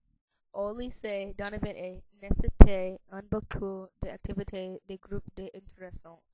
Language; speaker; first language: French; non-native, learner; English